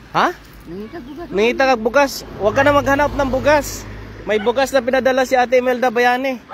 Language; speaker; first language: Filipino; non-native, local second language; Cebuano